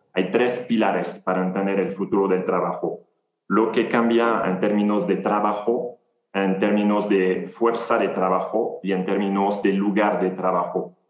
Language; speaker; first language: Spanish; non-native, fluent; French